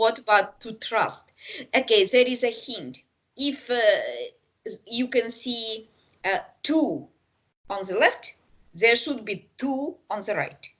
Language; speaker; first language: English; non-native, fluent; Russian